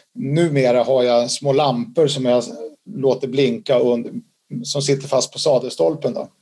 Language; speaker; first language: Swedish; native; Swedish